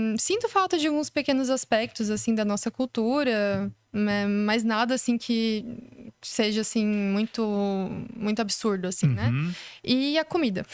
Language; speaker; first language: Portuguese; native; Portuguese